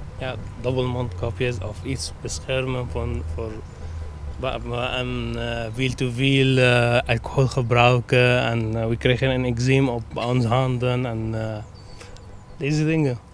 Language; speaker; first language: Dutch; non-native, learner; Arabic